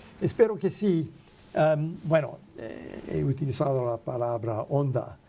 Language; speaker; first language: Spanish; non-native, fluent; English